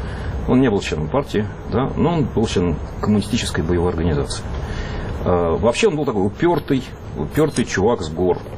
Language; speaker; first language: Russian; native; Russian